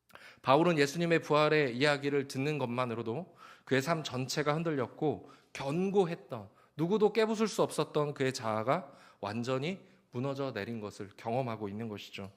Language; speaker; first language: Korean; native; Korean